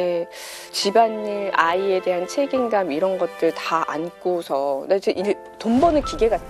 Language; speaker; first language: Korean; native; Korean